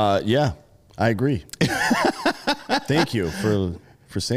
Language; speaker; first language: English; native; English